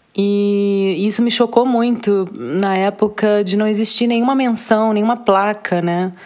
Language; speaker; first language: Portuguese; native; Portuguese